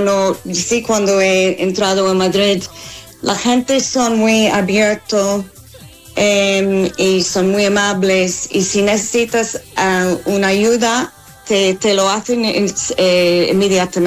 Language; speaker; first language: Spanish; non-native, fluent; English